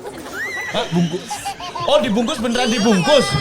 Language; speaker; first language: Indonesian; native; Indonesian